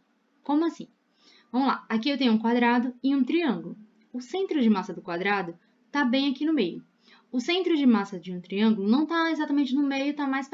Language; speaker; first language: Portuguese; native; Portuguese